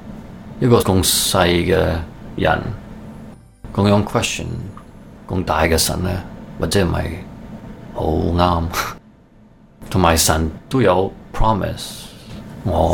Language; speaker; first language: Cantonese; early bilingual, heritage; Cantonese